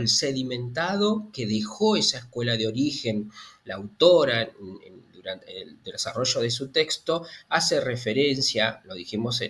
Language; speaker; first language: Spanish; native; Spanish